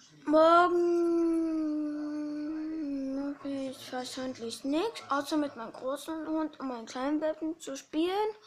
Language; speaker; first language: German; early bilingual, other home language; Polish